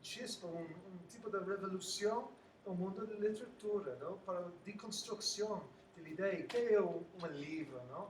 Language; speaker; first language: Portuguese; non-native, learner; English